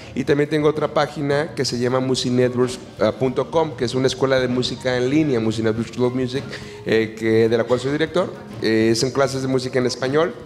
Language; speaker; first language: Spanish; native; Spanish